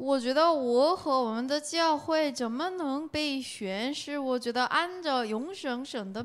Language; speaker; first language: Chinese; non-native, learner; Korean